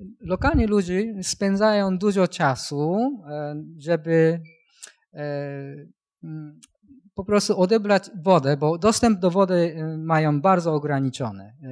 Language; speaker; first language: Polish; non-native, learner; Japanese